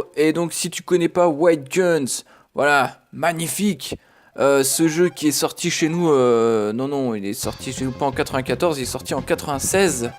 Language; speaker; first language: French; native; French